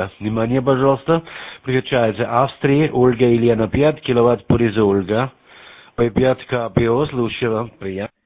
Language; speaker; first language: Russian; non-native, learner; German